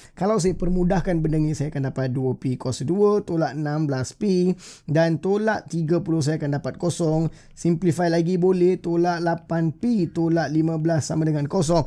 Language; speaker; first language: Malay; native; Malay